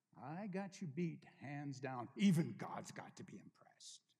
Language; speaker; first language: English; native; English